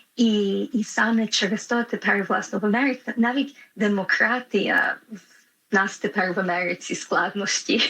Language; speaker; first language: Ukrainian; early bilingual, heritage; Ukrainian